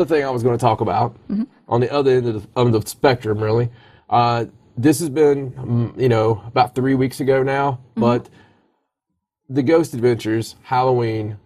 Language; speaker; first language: English; native; English